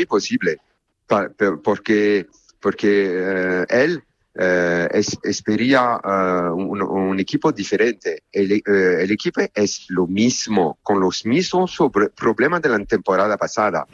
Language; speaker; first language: Spanish; non-native, learner; Italian